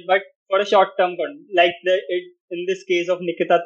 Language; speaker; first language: English; non-native, local second language; Hindi